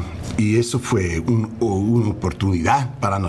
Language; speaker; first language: Spanish; early bilingual, heritage; English